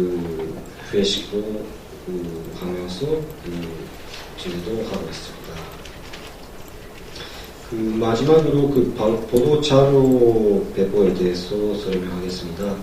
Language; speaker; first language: Korean; non-native, learner; Japanese